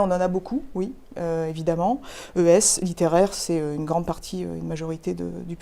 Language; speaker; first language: French; native; French